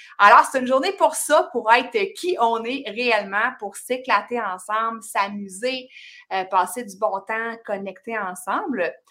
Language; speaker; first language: French; native; French